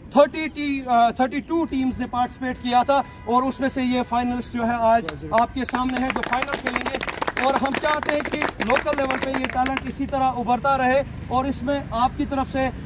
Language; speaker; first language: Urdu; non-native, local second language; Kashmiri